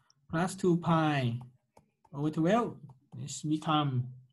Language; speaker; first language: English; non-native, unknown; Thai